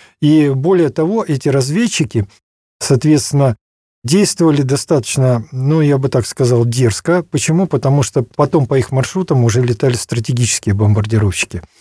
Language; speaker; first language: Russian; native; Russian